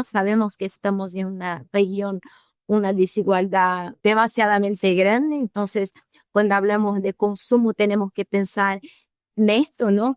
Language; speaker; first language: Spanish; non-native, fluent; Portuguese